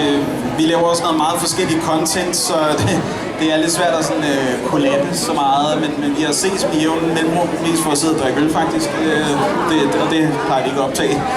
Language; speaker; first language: Danish; native; Danish